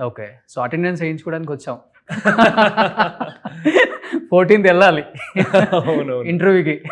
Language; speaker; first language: Telugu; native; Telugu